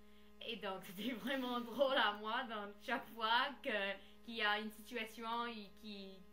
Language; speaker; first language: French; non-native, learner; English